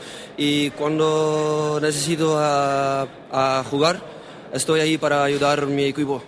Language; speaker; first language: Spanish; non-native, learner; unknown